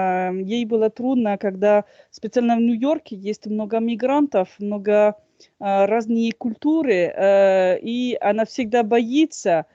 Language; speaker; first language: Russian; non-native, fluent; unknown